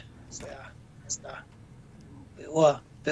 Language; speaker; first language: Spanish; non-native, fluent; German